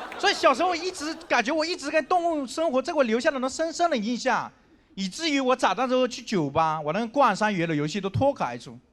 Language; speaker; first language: Chinese; non-native, local second language; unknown